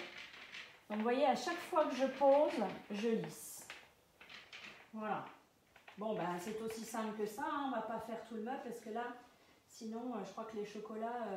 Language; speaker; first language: French; native; French